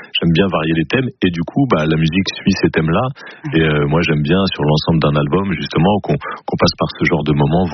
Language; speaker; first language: French; native; French